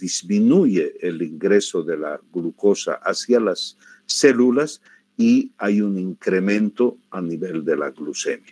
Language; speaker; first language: Spanish; native; Spanish